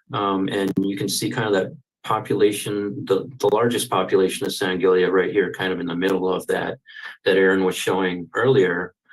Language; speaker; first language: English; native; English